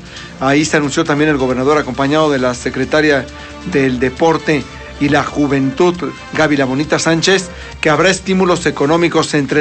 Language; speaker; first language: Spanish; native; Spanish